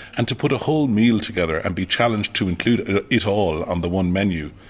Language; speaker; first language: English; native; English